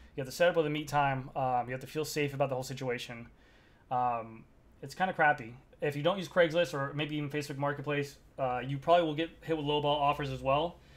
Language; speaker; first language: English; native; English